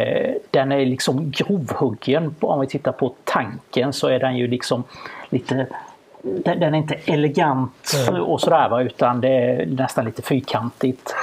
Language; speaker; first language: Swedish; native; Swedish